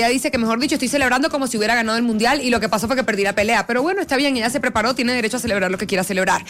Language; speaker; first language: Spanish; native; Spanish